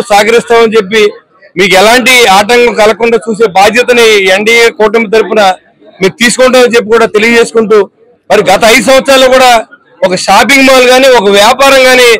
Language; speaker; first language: Telugu; native; Telugu